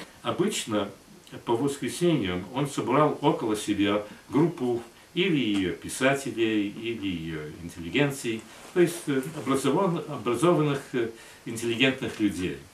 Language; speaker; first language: Russian; non-native, fluent; English